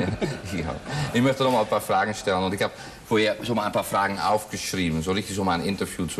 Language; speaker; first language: German; non-native, fluent; Dutch